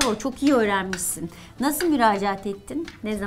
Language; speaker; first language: Turkish; native; Turkish